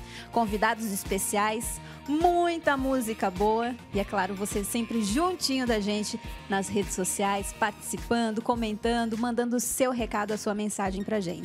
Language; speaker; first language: Portuguese; native; Portuguese